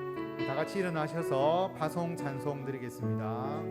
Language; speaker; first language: Korean; native; Korean